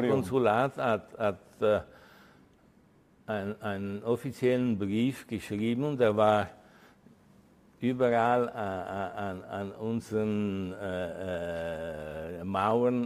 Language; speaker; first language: German; early bilingual, heritage; Italian